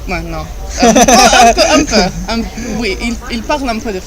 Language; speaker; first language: French; non-native, learner; Italian